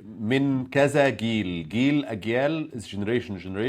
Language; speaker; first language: Arabic; native; Arabic